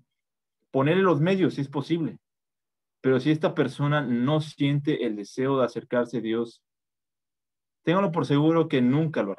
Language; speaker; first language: Spanish; native; Spanish